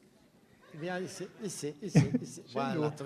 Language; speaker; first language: French; non-native, fluent; Turkish